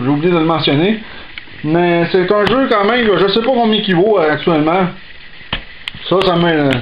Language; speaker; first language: French; native; French